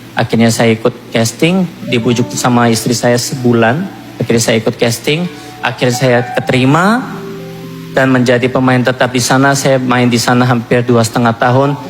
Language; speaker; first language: Indonesian; non-native, fluent; Korean